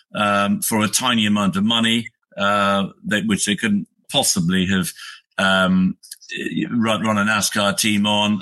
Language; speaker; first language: English; native; English